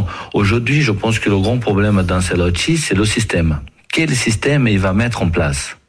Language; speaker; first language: French; non-native, fluent; Portuguese